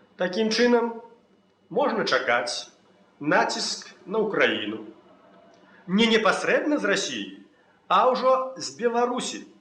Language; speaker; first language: Belarusian; native; Belarusian